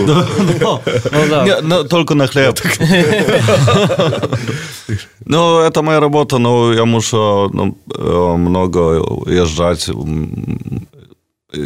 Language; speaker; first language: Russian; non-native, learner; Polish